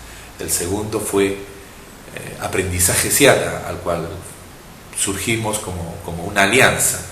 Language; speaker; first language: Spanish; native; Spanish